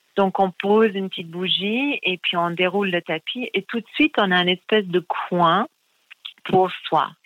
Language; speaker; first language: French; non-native, fluent; English